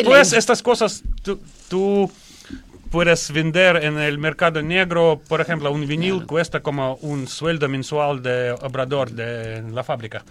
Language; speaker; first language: Spanish; non-native, learner; Russian